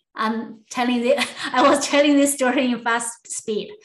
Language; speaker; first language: English; non-native, learner; Chinese